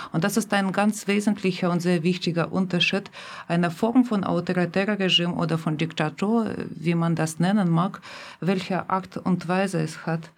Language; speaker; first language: German; non-native, fluent; Russian